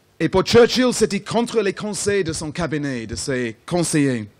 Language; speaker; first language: French; non-native, fluent; English